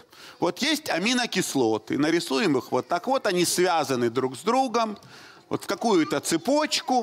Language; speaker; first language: Russian; native; Russian